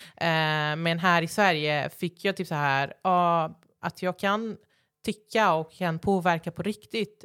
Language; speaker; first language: Swedish; early bilingual, other home language; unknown